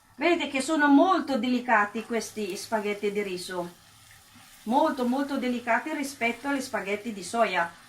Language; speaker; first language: Italian; non-native, fluent; Filipino